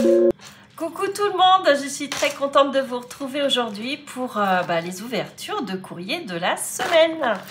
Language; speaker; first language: French; native; French